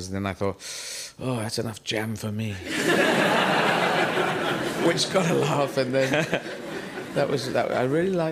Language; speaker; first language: English; native; English